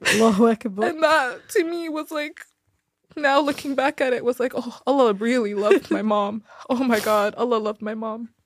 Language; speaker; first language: English; early bilingual, other home language; Tigrinya